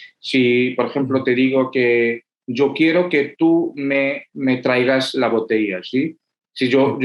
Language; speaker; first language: Spanish; non-native, fluent; Hindi